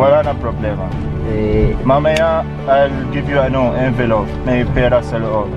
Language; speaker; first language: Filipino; non-native, learner; Arabic